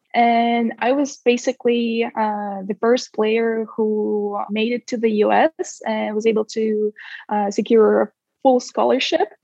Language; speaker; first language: English; non-native, fluent; Russian